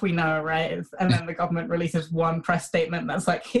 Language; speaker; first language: English; native; English